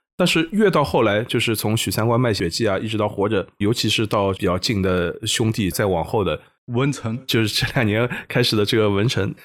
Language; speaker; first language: Chinese; native; Chinese